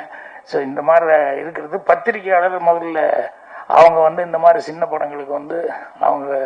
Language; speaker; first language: Tamil; native; Tamil